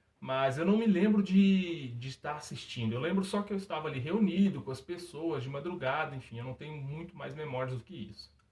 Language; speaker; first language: Portuguese; native; Portuguese